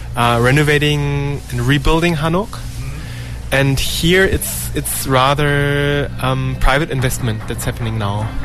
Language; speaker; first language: English; non-native, fluent; German